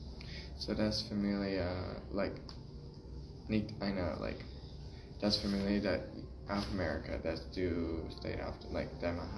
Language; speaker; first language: German; non-native, learner; English